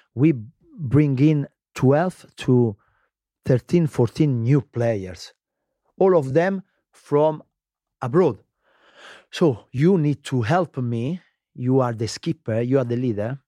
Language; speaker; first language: English; non-native, learner; Italian